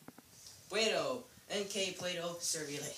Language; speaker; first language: Spanish; non-native, learner; English